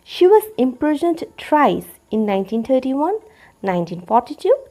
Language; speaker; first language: English; non-native, local second language; Assamese